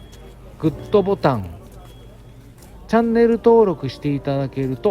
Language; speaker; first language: Japanese; native; Japanese